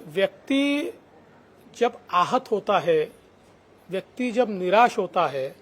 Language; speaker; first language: Hindi; non-native, local second language; Marathi